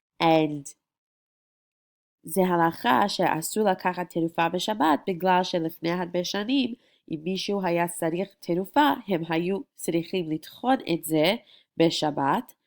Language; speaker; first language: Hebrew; non-native, fluent; English